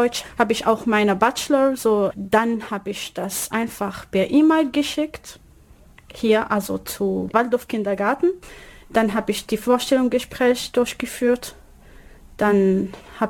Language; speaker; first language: German; non-native, learner; Arabic